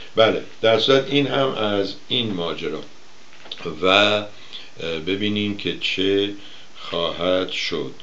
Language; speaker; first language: Persian; native; Persian